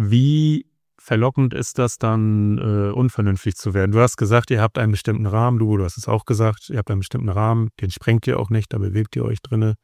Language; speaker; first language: German; native; German